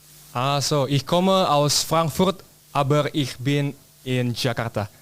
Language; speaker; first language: German; non-native, learner; Indonesian